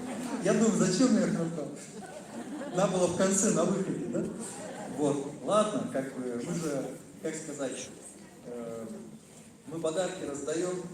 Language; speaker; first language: Russian; native; Russian